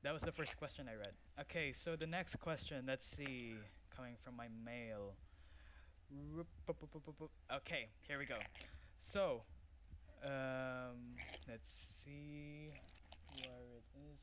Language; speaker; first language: English; non-native, local second language; Filipino